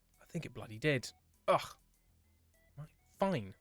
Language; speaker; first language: English; native; English